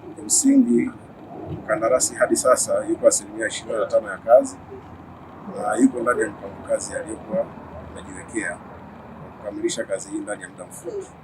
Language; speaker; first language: Swahili; native; Swahili